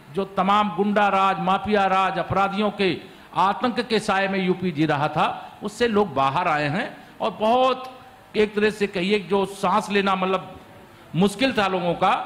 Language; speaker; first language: Hindi; native; Hindi